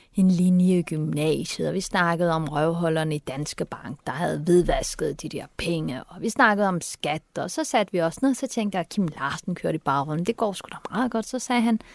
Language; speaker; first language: Danish; early bilingual, other home language; Turkish